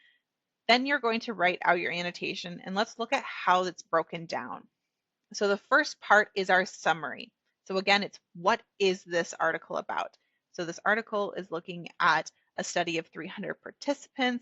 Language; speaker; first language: English; native; English